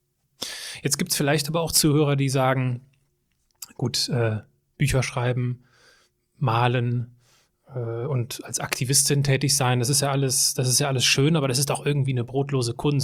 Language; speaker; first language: German; native; German